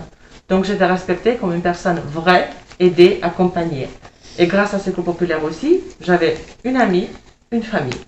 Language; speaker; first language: French; non-native, fluent; Albanian